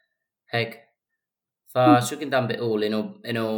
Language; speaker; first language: Arabic; non-native, fluent; English